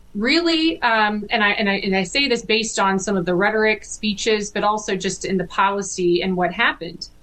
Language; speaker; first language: English; native; English